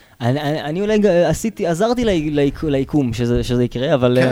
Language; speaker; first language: Hebrew; native; Hebrew